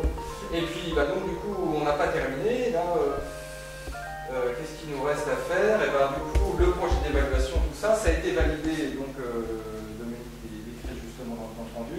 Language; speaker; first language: French; native; French